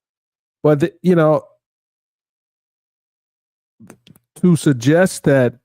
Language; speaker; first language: English; native; English